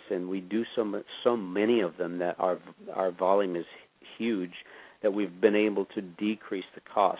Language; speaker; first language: English; native; English